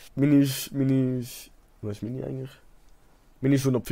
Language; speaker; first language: German; native; German